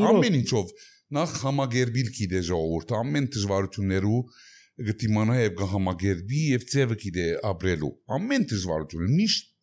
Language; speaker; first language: Armenian; early bilingual, heritage; Armenian